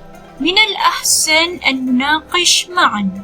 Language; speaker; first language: Arabic; non-native, fluent; Malay